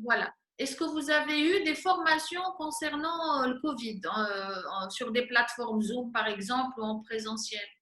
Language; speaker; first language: French; non-native, local second language; Arabic